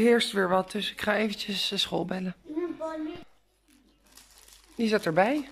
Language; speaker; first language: Dutch; native; Dutch